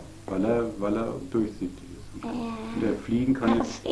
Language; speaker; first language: German; native; German